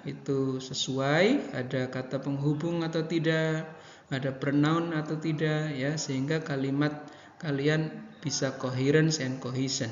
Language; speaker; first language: Indonesian; native; Indonesian